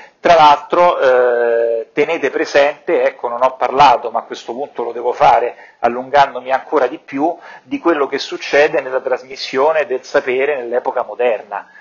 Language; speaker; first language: Italian; native; Italian